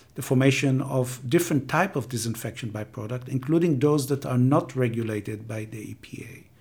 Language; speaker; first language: English; non-native, fluent; Hebrew